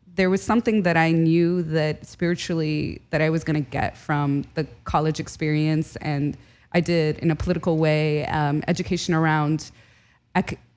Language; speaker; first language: English; early bilingual, other home language; Arabic